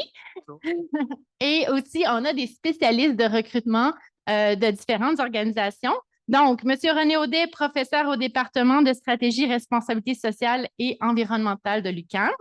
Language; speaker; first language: French; native; French